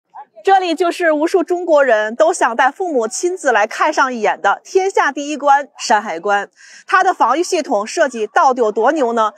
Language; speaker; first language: Chinese; native; Chinese